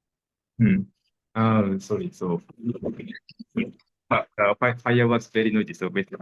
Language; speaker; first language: English; non-native, learner; Japanese